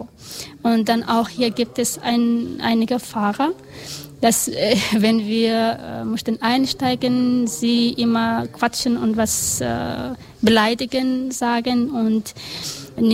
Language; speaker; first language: German; non-native, learner; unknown